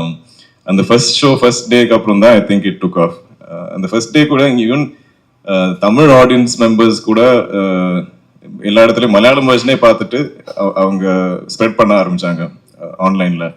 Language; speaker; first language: Tamil; non-native, local second language; Malayalam